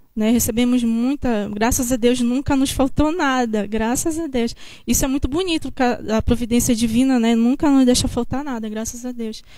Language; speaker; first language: Portuguese; native; Portuguese